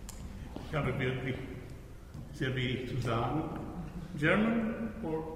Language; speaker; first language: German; non-native, fluent; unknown